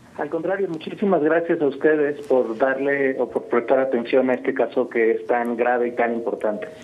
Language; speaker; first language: Spanish; native; Spanish